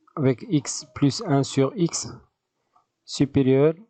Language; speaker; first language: French; non-native, local second language; Arabic